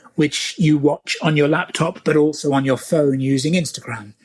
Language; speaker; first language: English; native; English